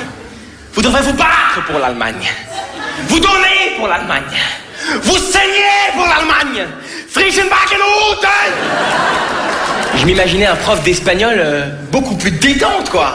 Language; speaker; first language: French; native; French